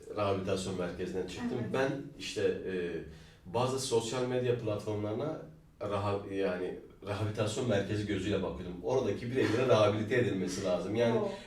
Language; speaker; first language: Turkish; native; Turkish